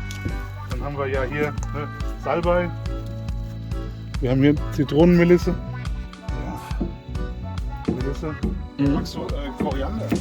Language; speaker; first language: German; native; German